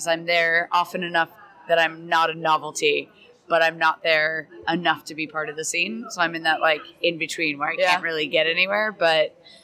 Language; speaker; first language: English; native; English